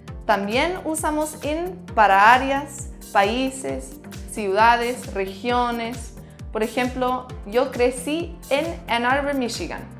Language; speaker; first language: Spanish; non-native, fluent; English